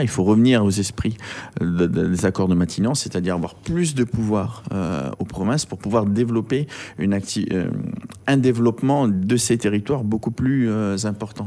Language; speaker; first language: French; native; French